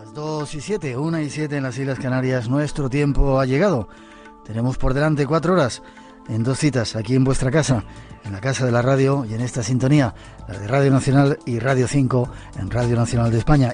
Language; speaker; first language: Spanish; native; Spanish